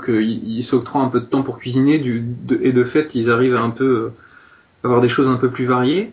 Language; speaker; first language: French; native; French